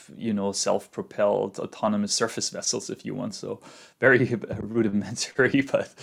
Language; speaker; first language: English; non-native, fluent; German